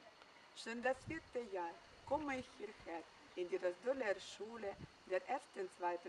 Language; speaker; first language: German; non-native, fluent; Ukrainian